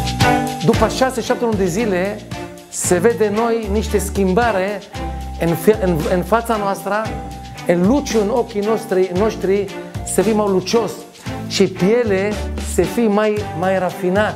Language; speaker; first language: Romanian; non-native, learner; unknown